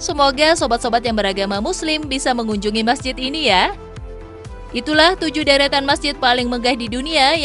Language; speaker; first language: Indonesian; native; Indonesian